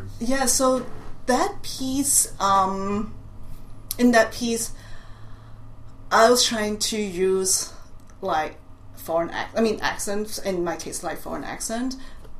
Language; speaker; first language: English; non-native, local second language; Cantonese